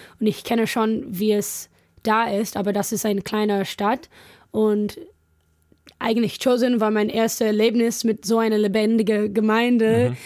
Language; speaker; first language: German; non-native, learner; English